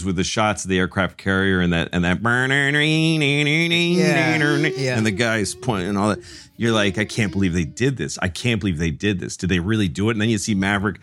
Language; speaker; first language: English; early bilingual, other home language; Spanish